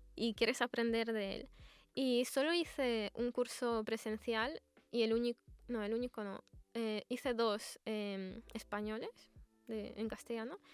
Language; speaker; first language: Spanish; non-native, fluent; Russian